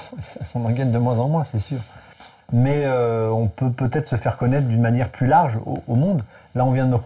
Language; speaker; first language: French; native; French